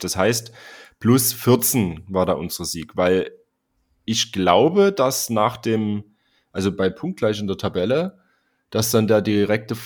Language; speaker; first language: German; native; German